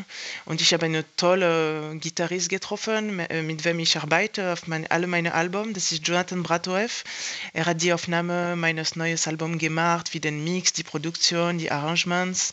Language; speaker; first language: German; non-native, fluent; French